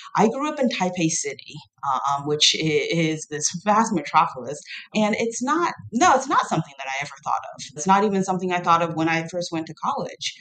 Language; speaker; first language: English; non-native, fluent; Chinese